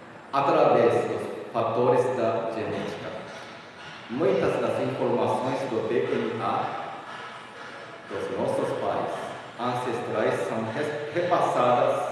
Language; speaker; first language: Portuguese; non-native, fluent; Japanese